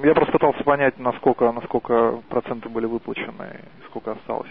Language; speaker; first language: Russian; native; Russian